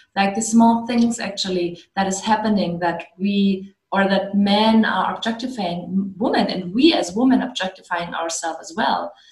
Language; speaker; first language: English; non-native, fluent; German